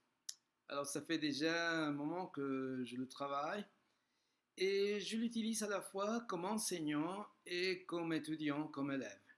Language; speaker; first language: French; non-native, fluent; Spanish